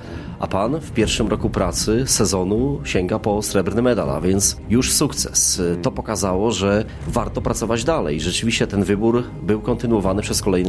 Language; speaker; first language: Polish; native; Polish